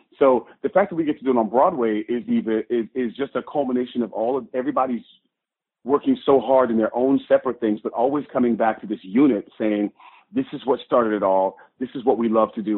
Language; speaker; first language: English; native; English